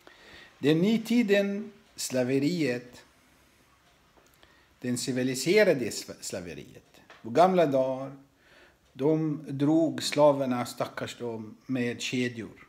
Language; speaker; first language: Swedish; non-native, fluent; Arabic